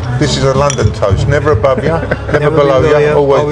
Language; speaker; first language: English; native; English